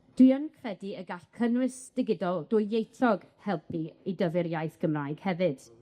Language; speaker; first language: Welsh; native; Welsh